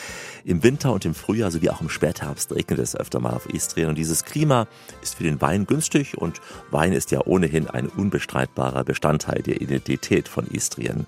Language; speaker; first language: German; native; German